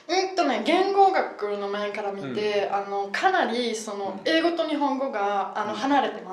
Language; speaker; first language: Japanese; non-native, fluent; German